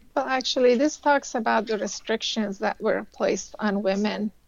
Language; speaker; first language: English; early bilingual, other home language; Persian